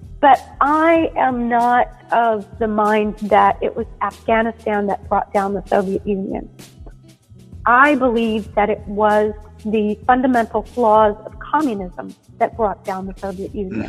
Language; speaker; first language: English; native; English